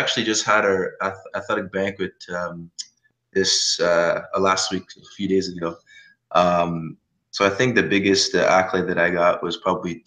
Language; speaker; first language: English; native; English